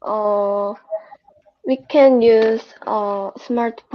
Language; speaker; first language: English; non-native, learner; Korean